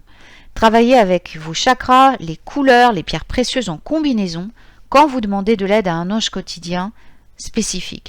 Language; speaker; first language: French; native; French